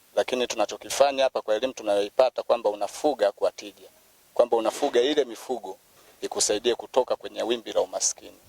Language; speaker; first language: Swahili; native; Swahili